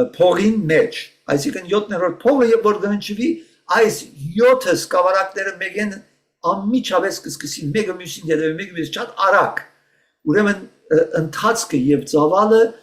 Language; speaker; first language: Armenian; early bilingual, heritage; Armenian